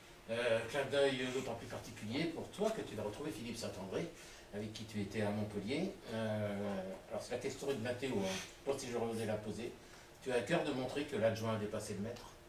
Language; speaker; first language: French; native; French